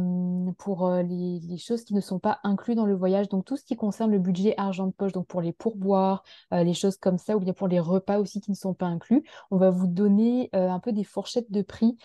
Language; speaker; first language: French; native; French